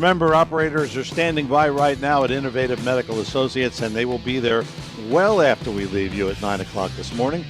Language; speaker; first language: English; native; English